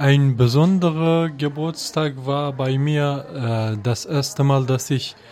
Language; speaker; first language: German; non-native, fluent; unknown